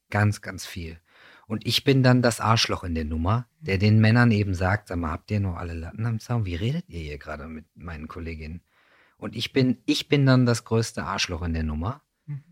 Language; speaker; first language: German; native; German